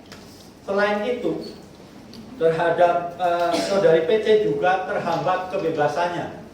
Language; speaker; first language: Indonesian; native; Indonesian